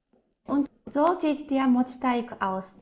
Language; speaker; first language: German; non-native, fluent; Japanese